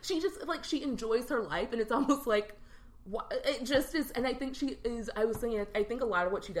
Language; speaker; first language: English; native; English